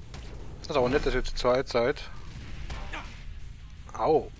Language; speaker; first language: German; native; German